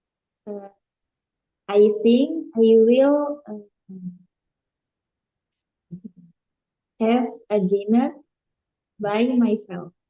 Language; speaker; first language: English; non-native, learner; Indonesian